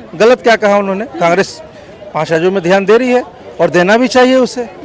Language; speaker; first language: Hindi; native; Hindi